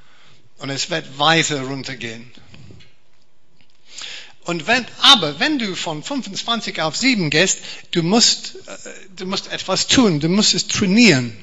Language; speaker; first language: German; non-native, fluent; English